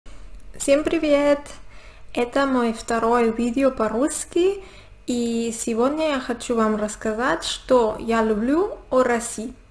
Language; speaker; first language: Russian; non-native, learner; Spanish